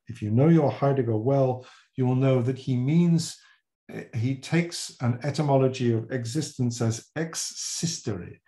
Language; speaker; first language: English; native; English